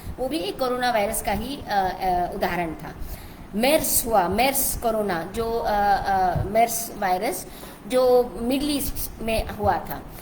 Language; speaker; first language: Hindi; non-native, local second language; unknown